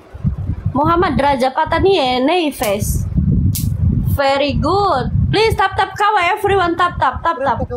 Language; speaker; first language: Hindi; non-native, learner; Pashto